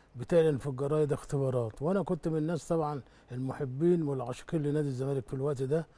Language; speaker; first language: Arabic; native; Arabic